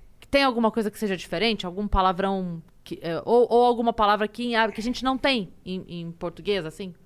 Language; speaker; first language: Portuguese; native; Portuguese